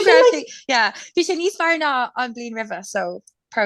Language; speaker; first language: Irish; non-native, local second language; English